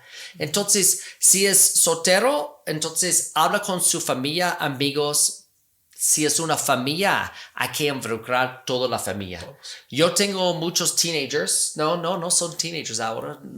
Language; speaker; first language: Spanish; non-native, fluent; English